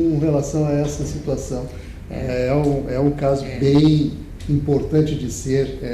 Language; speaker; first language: Portuguese; native; Portuguese